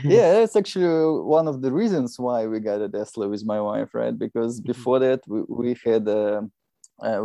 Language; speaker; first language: English; non-native, fluent; Russian